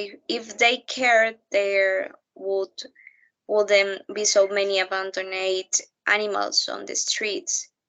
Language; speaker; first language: English; non-native, learner; Spanish